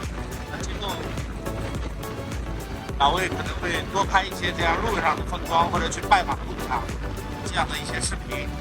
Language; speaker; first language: Chinese; native; Chinese